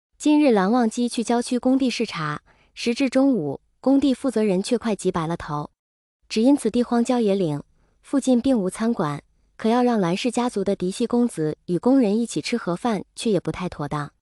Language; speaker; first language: Chinese; native; Chinese